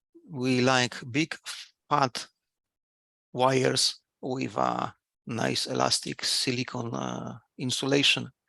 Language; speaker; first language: English; non-native, fluent; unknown